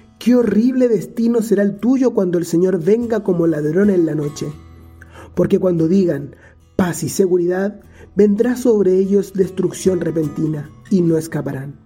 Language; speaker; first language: Spanish; native; Spanish